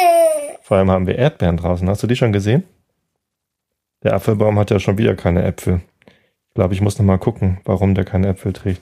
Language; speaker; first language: German; native; German